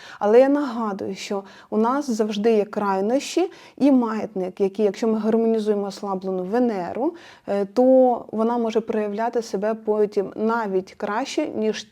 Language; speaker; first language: Ukrainian; non-native, local second language; Russian